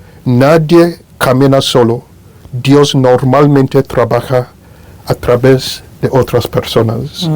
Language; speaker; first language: Spanish; non-native, fluent; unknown